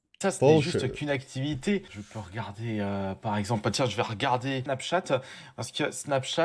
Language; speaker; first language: French; native; French